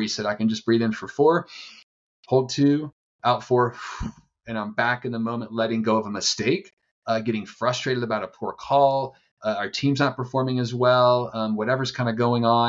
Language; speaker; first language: English; native; English